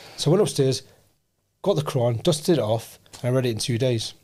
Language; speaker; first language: English; native; English